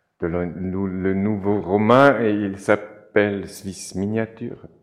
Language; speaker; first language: French; non-native, local second language; German